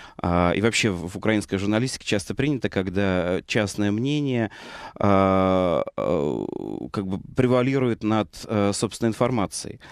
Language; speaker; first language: Russian; native; Russian